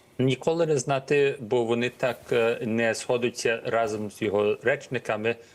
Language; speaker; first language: Ukrainian; early bilingual, heritage; Ukrainian